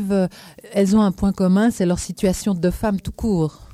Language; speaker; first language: French; native; French